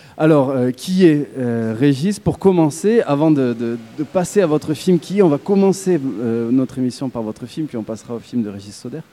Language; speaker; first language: French; native; French